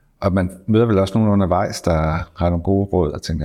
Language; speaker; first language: Danish; native; Danish